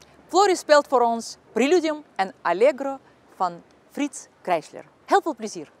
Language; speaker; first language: Dutch; non-native, fluent; Russian